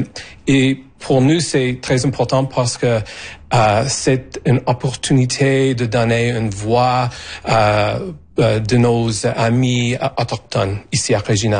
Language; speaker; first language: French; non-native, fluent; English